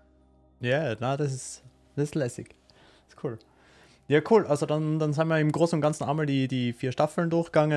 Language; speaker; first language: German; native; German